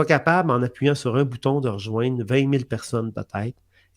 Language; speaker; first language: French; native; French